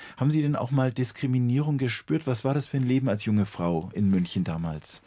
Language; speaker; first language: German; native; German